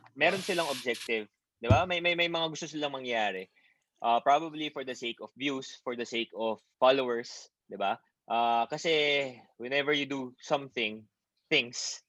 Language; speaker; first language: Filipino; non-native, local second language; Bikol